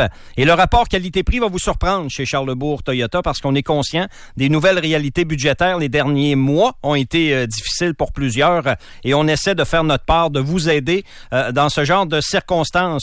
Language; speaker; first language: French; native; French